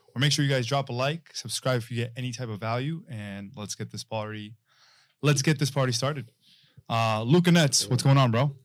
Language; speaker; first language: English; non-native, fluent; Arabic